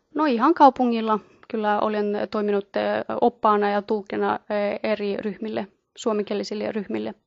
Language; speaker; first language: Finnish; non-native, fluent; Russian